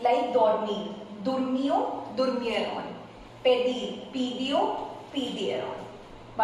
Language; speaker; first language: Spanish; non-native, fluent; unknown